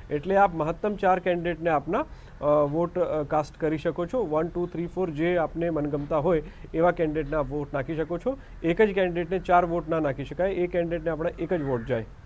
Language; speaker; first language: Gujarati; non-native, local second language; Hindi